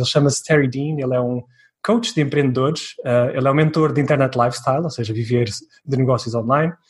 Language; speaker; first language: Portuguese; native; Portuguese